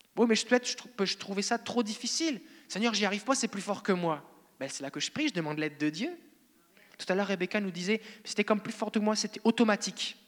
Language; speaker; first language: French; native; French